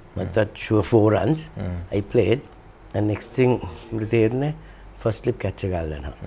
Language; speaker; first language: English; non-native, local second language; Sinhala